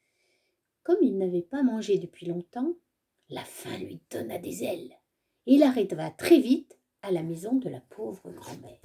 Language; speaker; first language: French; native; French